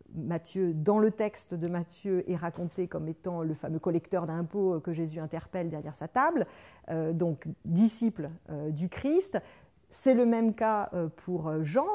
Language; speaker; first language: French; native; French